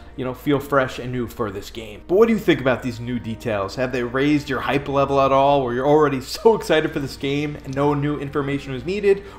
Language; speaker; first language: English; native; English